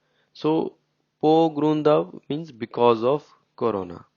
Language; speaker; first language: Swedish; non-native, learner; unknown